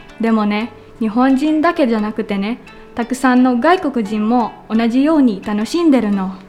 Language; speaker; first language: Japanese; non-native, learner; Filipino